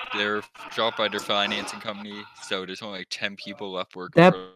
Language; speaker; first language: English; native; English